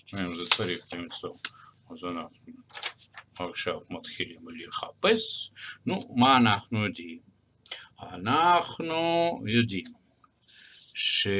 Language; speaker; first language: Hebrew; non-native, fluent; Russian